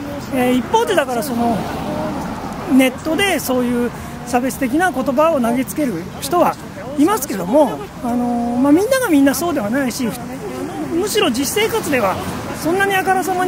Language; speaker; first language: Japanese; native; Japanese